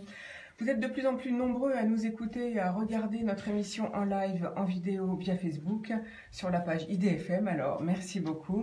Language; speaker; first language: French; native; French